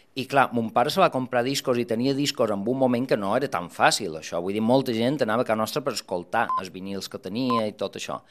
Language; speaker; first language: Catalan; non-native, local second language; Spanish